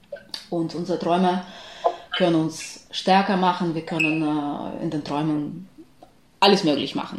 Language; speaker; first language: German; non-native, fluent; Ukrainian